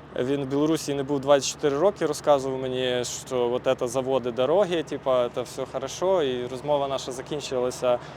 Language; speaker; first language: Ukrainian; native; Ukrainian